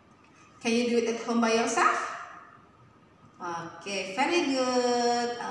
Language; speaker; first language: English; non-native, learner; Indonesian